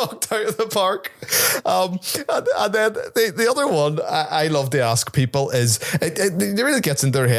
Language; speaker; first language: English; native; English